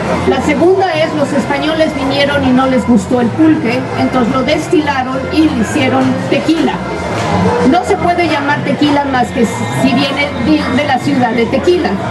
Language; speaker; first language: Spanish; native; Spanish